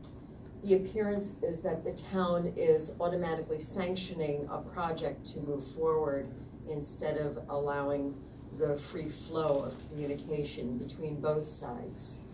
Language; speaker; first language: English; native; English